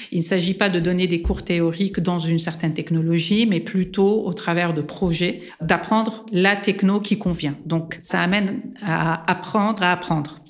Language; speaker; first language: French; non-native, local second language; Armenian